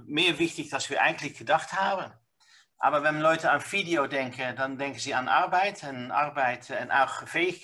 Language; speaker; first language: German; non-native, learner; Dutch